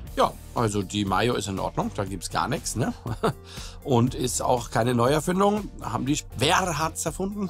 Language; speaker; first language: German; native; German